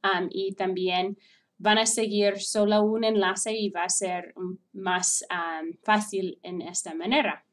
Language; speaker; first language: Spanish; non-native, fluent; English